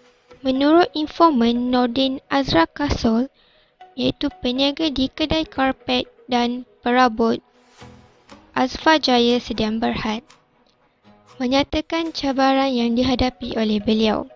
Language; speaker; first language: Malay; native; Malay